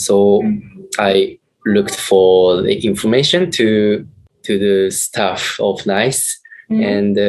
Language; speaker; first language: English; non-native, learner; Japanese